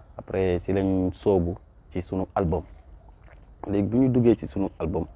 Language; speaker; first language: Wolof; non-native, local second language; Mandingo